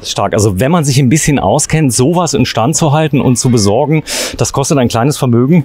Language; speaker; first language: German; native; German